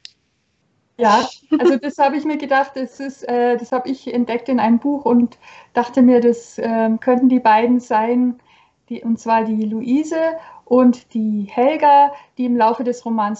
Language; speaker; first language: German; native; German